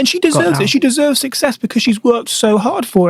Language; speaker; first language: English; native; English